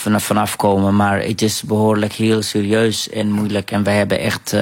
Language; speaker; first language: Dutch; non-native, fluent; Arabic